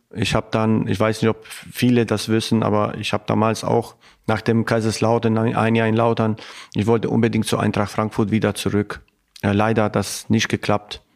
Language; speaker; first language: German; non-native, fluent; Albanian